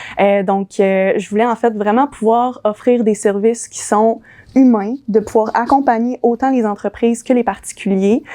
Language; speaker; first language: French; early bilingual, other home language; English